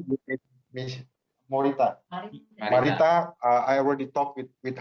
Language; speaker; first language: English; non-native, learner; Indonesian